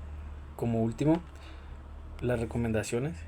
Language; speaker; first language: Spanish; native; Spanish